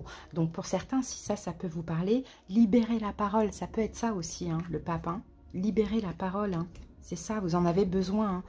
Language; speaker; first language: French; native; French